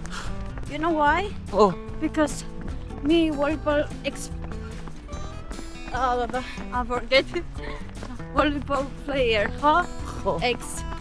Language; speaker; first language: English; non-native, learner; Georgian